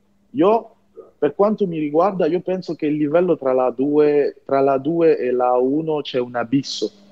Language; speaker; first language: Italian; non-native, fluent; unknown